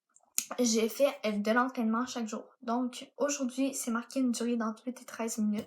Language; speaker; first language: French; native; French